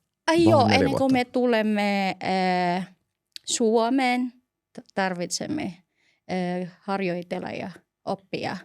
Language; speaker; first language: Finnish; non-native, learner; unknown